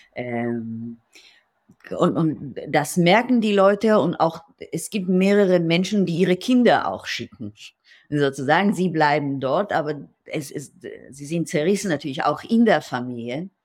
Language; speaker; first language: German; non-native, fluent; Hebrew